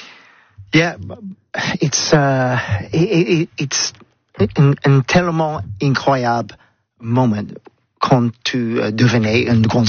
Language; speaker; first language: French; non-native, learner; English